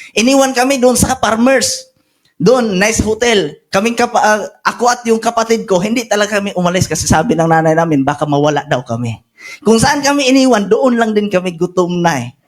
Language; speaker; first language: Filipino; non-native, local second language; Masbatenyo